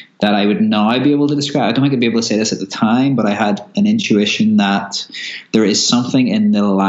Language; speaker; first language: English; native; English